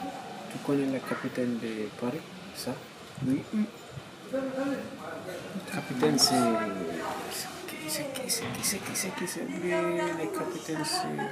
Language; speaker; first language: French; non-native, learner; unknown